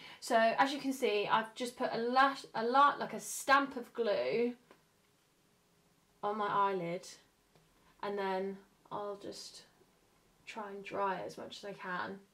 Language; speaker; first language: English; native; English